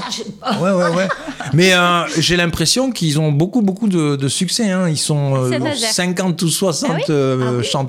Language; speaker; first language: French; native; French